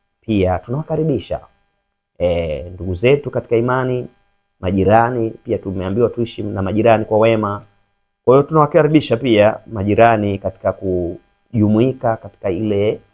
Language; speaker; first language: Swahili; native; Swahili